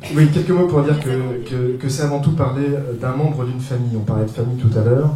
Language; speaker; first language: French; native; French